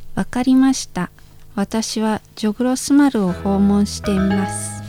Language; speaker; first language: Japanese; non-native, fluent; Indonesian